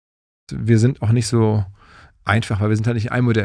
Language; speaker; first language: German; native; German